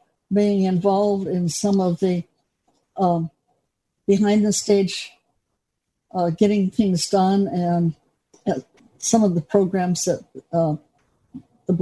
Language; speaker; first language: English; native; English